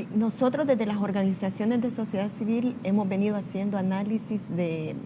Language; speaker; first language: Spanish; native; Spanish